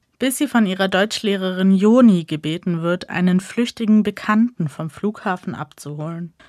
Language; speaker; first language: German; native; German